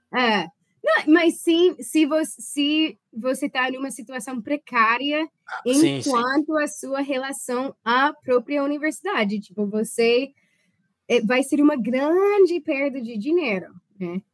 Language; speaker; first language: Portuguese; non-native, fluent; English